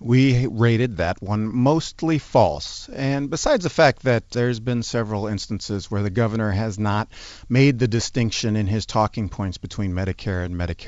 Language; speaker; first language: English; native; English